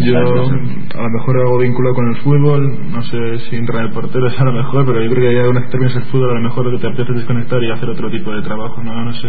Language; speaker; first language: Spanish; native; Spanish